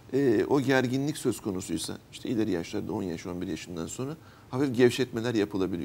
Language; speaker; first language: Turkish; native; Turkish